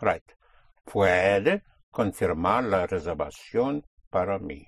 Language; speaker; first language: Spanish; non-native, fluent; English